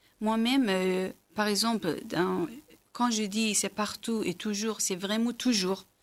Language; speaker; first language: French; non-native, learner; Persian